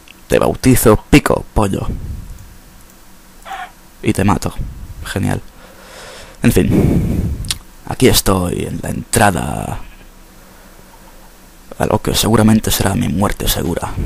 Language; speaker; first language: Spanish; native; Spanish